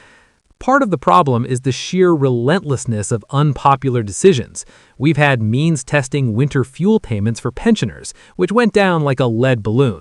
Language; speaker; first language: English; native; English